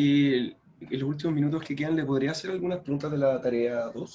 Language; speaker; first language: Spanish; native; Spanish